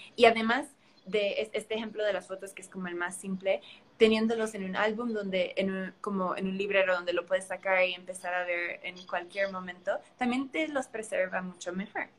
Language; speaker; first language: Spanish; early bilingual, heritage; Spanish